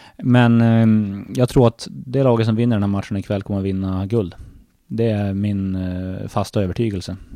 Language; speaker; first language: Swedish; native; Swedish